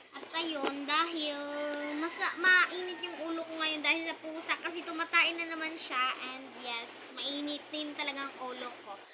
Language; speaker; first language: Filipino; non-native, local second language; Cebuano